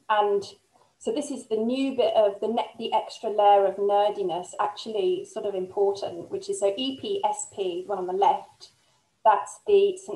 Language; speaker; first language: English; native; English